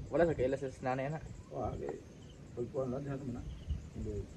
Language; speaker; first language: Filipino; non-native, fluent; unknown